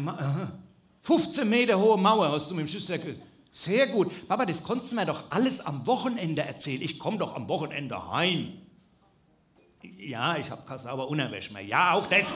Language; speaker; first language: German; native; German